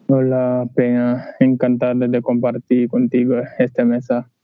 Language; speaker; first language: Spanish; non-native, learner; Wolof